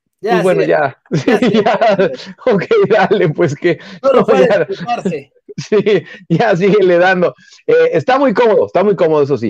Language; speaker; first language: Spanish; native; Spanish